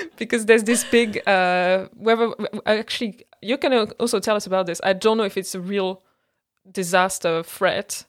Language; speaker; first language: English; non-native, fluent; French